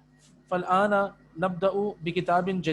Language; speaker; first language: Arabic; non-native, fluent; Urdu